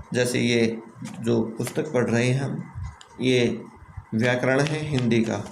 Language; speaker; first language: Hindi; native; Hindi